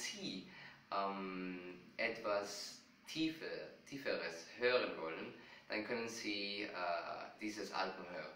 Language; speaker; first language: German; non-native, fluent; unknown